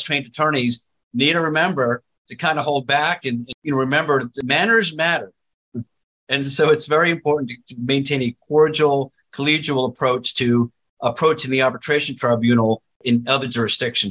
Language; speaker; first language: English; native; English